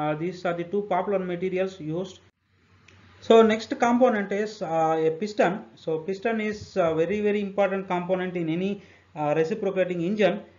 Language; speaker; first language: English; non-native, local second language; Telugu